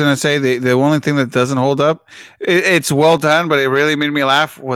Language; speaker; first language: English; early bilingual, other home language; Spanish